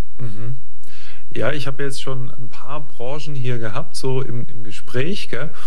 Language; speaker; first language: German; native; German